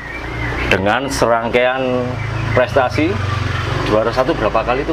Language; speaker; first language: Indonesian; native; Indonesian